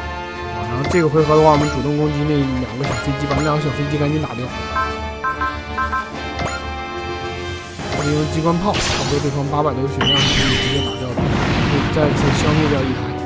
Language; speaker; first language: Chinese; native; Chinese